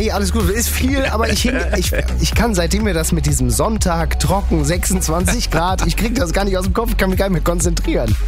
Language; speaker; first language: German; native; German